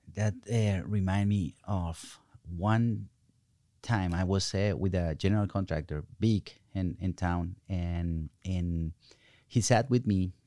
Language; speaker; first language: English; non-native, fluent; Spanish